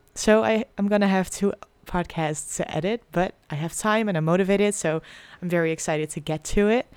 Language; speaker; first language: English; non-native, fluent; Dutch